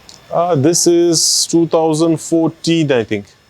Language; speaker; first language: English; non-native, local second language; Nepali